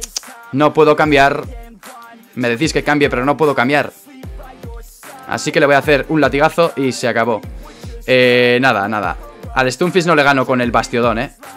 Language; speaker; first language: Spanish; native; Spanish